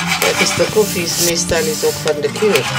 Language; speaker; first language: Dutch; non-native, learner; Amharic